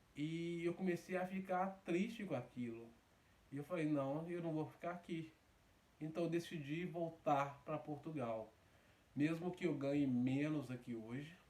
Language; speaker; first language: Portuguese; native; Portuguese